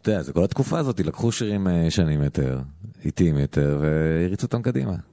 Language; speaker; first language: Hebrew; native; Hebrew